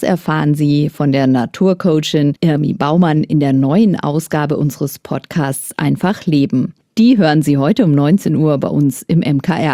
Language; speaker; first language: German; native; German